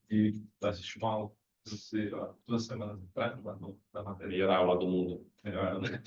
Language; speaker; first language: Portuguese; non-native, learner; Italian